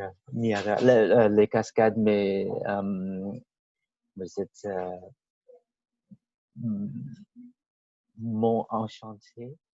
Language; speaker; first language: French; non-native, fluent; English